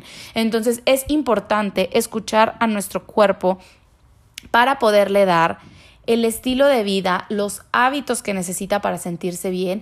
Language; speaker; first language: Spanish; native; Spanish